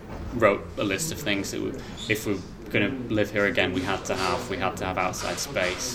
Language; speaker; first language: English; native; English